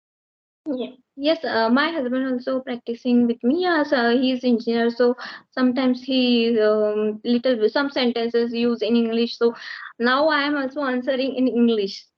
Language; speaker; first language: English; non-native, learner; Marathi